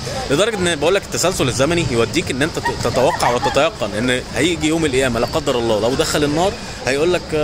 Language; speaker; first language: Arabic; native; Arabic